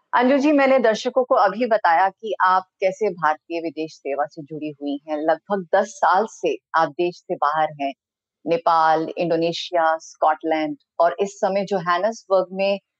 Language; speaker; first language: Hindi; native; Hindi